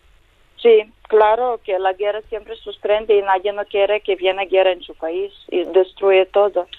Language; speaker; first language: Spanish; non-native, learner; Ukrainian